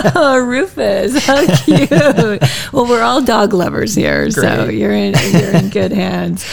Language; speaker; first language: English; native; English